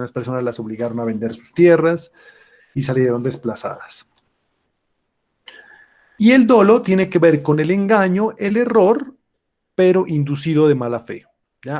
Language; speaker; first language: Spanish; native; Spanish